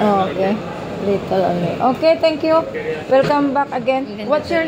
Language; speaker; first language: English; non-native, local second language; Filipino